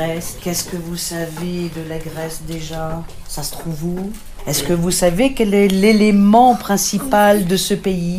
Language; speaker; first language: French; non-native, fluent; Greek